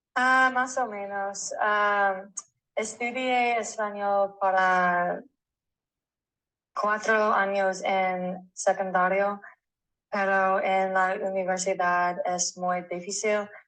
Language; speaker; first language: Spanish; non-native, learner; English